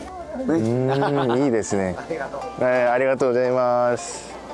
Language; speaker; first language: Japanese; non-native, learner; Korean